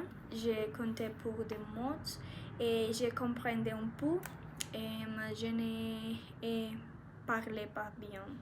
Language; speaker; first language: French; non-native, learner; Spanish